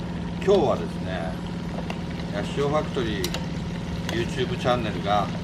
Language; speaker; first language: Japanese; native; Japanese